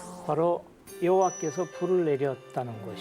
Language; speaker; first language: Korean; native; Korean